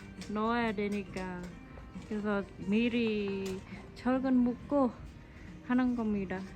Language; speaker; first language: Korean; non-native, fluent; Khmer